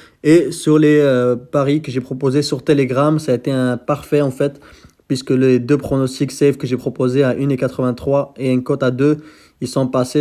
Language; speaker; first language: French; native; French